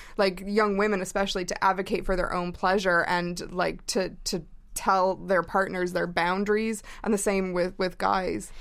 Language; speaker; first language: English; native; English